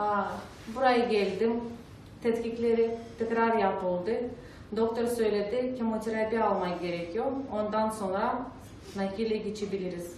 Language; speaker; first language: Turkish; non-native, learner; Russian